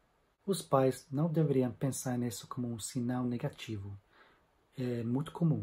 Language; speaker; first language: Portuguese; non-native, fluent; English